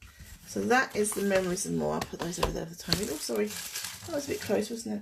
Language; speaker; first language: English; native; English